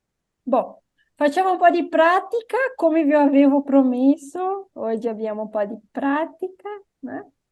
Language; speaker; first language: Italian; non-native, fluent; Portuguese